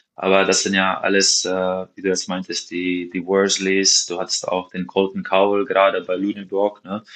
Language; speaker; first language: German; non-native, fluent; Slovenian